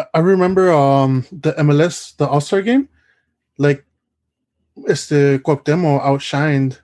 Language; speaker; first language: English; early bilingual, other home language; Spanish